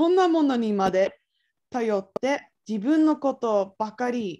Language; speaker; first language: Japanese; non-native, fluent; English